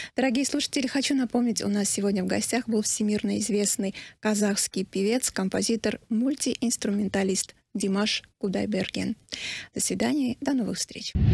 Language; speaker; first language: Russian; non-native, local second language; Armenian